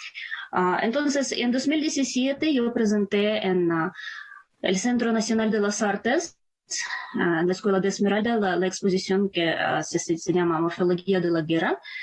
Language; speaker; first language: Spanish; non-native, fluent; Ukrainian